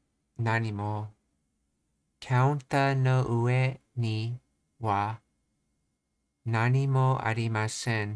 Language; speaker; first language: Japanese; non-native, learner; English